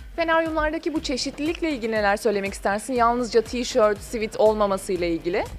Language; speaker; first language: Turkish; native; Turkish